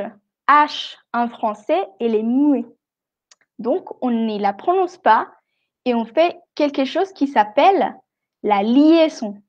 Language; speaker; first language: French; non-native, fluent; Spanish